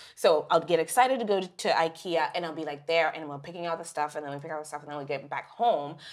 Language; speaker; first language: English; non-native, local second language; Shona